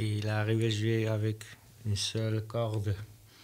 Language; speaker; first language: French; non-native, learner; Armenian